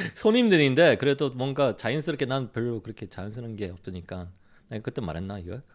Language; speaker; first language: Korean; early bilingual, heritage; Korean